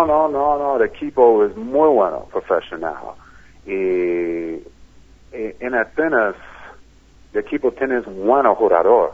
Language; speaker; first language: Spanish; non-native, learner; English